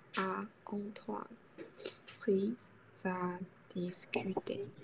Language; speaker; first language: French; non-native, learner; Chinese